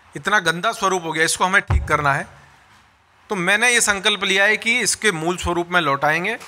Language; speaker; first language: Hindi; native; Hindi